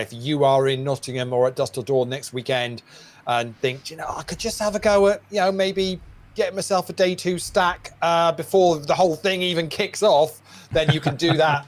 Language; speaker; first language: English; native; English